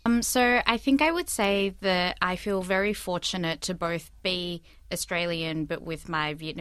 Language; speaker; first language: English; early bilingual, other home language; Vietnamese